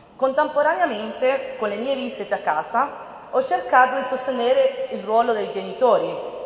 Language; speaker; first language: Italian; non-native, fluent; Spanish